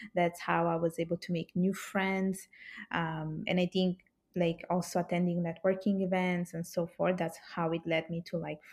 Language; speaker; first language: English; early bilingual, heritage; Italian